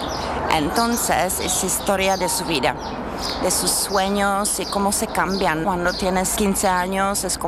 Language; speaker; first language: Spanish; non-native, fluent; Czech